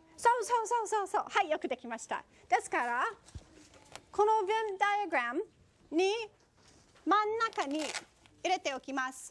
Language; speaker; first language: Japanese; non-native, fluent; English